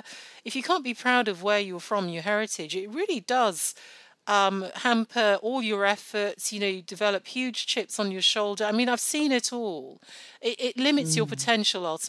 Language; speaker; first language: English; non-native, local second language; Yoruba